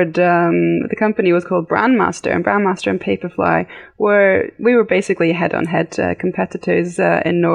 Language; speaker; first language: English; native; English